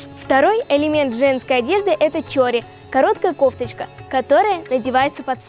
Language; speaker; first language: Russian; native; Russian